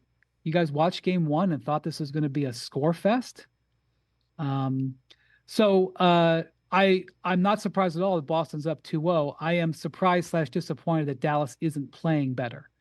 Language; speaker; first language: English; native; English